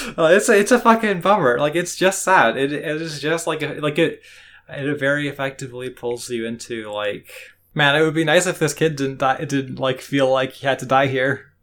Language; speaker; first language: English; native; English